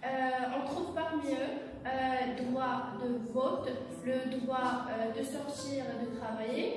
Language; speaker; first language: French; non-native, learner; Arabic